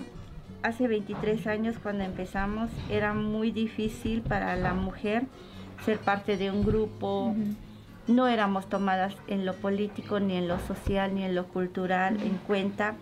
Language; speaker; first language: Spanish; non-native, local second language; Zapotec